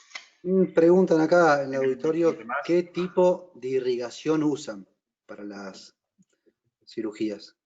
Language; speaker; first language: Spanish; native; Spanish